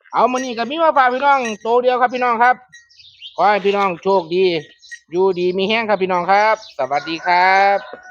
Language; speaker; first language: Thai; native; Thai